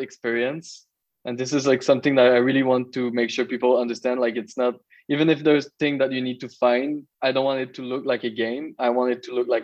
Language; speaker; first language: English; native; English